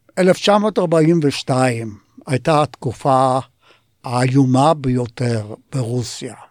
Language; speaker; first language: Hebrew; non-native, fluent; Polish